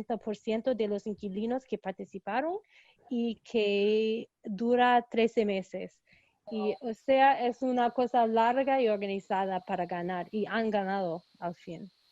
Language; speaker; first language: Spanish; early bilingual, heritage; Spanish